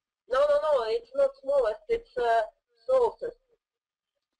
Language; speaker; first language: English; non-native, learner; Russian